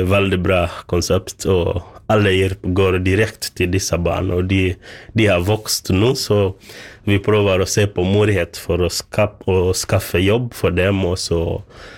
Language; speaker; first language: Norwegian; non-native, learner; Swahili